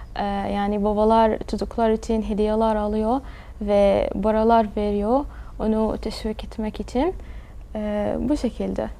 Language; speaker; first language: Turkish; early bilingual, other home language; Arabic